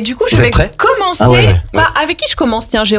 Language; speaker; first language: French; native; French